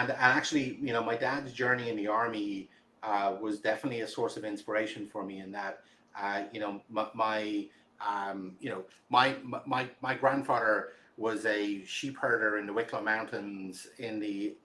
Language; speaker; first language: English; native; English